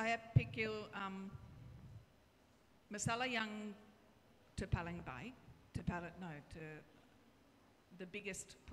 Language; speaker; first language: Indonesian; non-native, learner; English